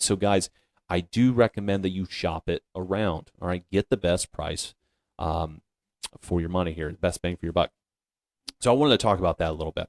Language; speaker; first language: English; native; English